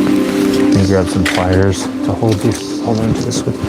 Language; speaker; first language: English; native; English